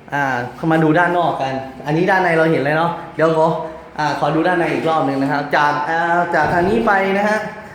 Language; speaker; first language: Thai; native; Thai